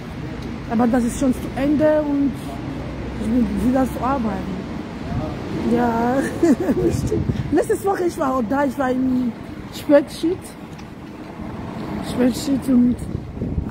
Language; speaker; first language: German; non-native, learner; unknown